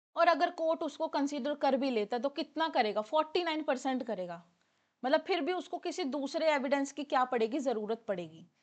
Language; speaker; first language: Hindi; non-native, local second language; Punjabi